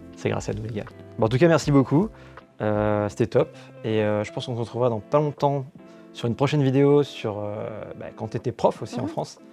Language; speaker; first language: French; native; French